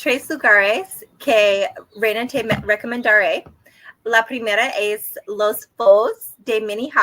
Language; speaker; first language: Spanish; non-native, learner; English